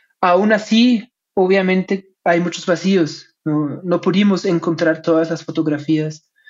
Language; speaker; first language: Spanish; non-native, fluent; German